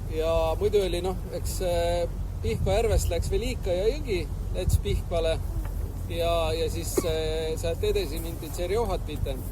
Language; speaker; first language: Estonian; native; Estonian